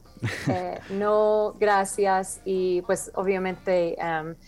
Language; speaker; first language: Spanish; non-native, fluent; English